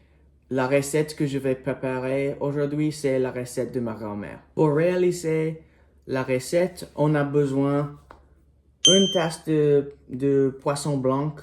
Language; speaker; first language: French; non-native, learner; English